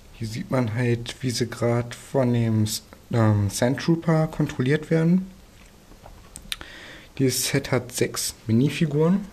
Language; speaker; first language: German; native; German